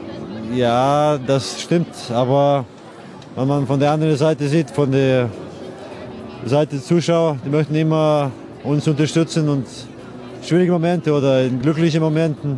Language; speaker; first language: German; non-native, fluent; Icelandic